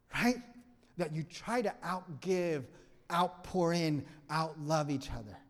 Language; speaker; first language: English; non-native, fluent; Vietnamese